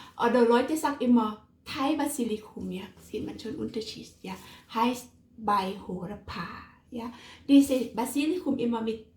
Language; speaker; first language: German; non-native, learner; Thai